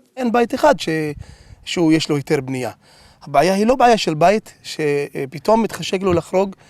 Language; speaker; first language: Hebrew; non-native, local second language; Arabic